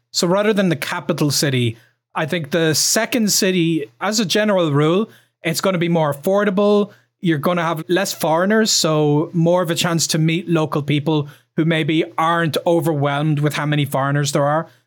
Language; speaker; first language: English; native; English